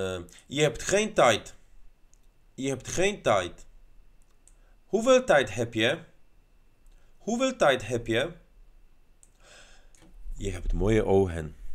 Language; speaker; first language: Dutch; non-native, learner; Polish